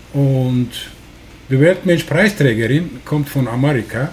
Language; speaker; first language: German; non-native, learner; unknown